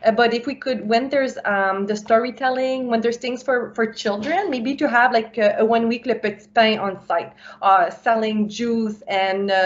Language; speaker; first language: English; non-native, local second language; French